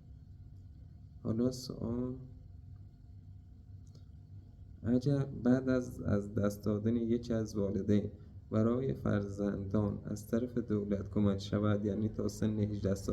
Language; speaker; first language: Persian; native; Persian